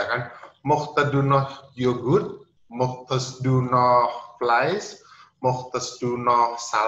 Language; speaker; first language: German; non-native, fluent; Indonesian